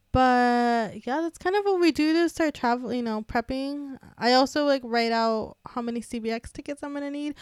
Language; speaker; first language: English; early bilingual, other home language; Spanish